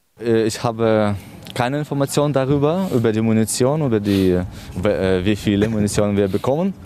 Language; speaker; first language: German; non-native, fluent; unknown